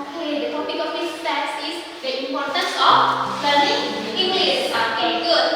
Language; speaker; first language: English; non-native, fluent; Indonesian